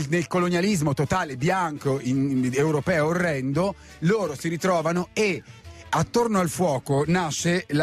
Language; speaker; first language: Italian; native; Italian